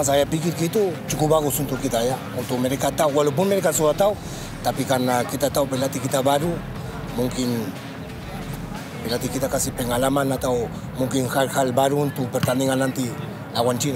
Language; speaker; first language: Indonesian; non-native, fluent; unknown